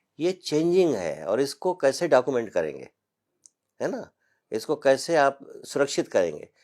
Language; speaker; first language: Hindi; native; Hindi